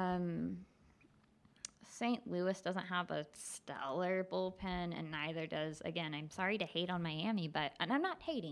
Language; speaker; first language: English; native; English